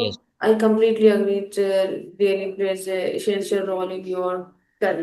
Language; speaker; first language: English; non-native, local second language; Hindi